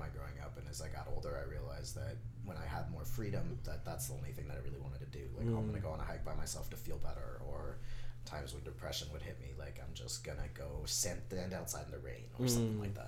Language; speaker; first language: English; native; English